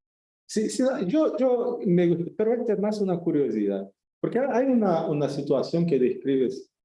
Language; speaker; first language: Spanish; non-native, fluent; Portuguese